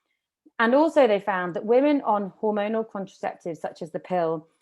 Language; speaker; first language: English; native; English